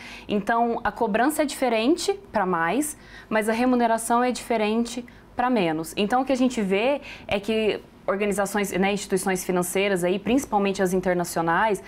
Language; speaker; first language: Portuguese; native; Portuguese